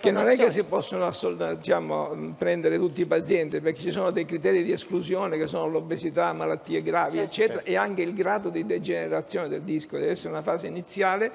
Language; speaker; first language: Italian; native; Italian